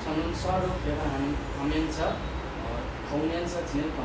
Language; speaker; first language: Korean; non-native, learner; Nepali